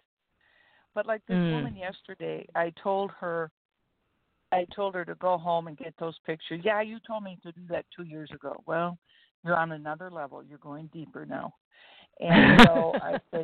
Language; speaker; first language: English; native; English